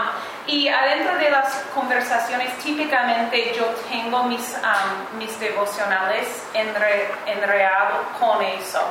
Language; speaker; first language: Spanish; non-native, fluent; English